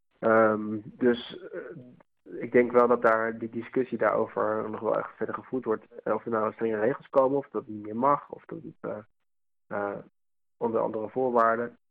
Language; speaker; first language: Dutch; native; Dutch